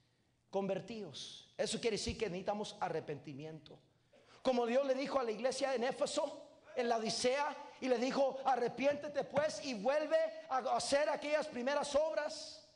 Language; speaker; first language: Spanish; native; Spanish